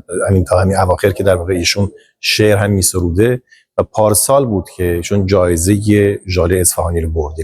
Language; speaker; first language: Persian; native; Persian